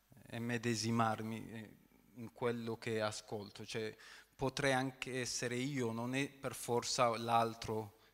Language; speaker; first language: Italian; non-native, fluent; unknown